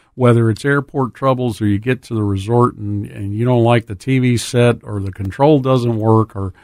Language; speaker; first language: English; native; English